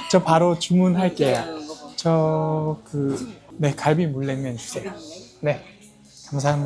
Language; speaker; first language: Korean; early bilingual, heritage; Korean